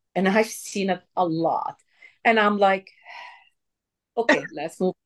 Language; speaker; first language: English; non-native, fluent; Arabic